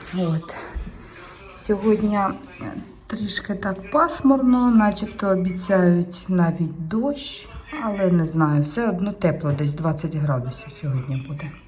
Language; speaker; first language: Ukrainian; native; Ukrainian